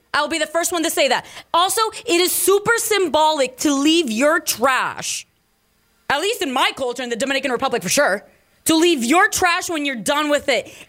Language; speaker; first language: English; early bilingual, other home language; Spanish